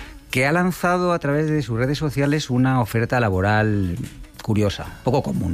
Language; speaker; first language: Spanish; native; Spanish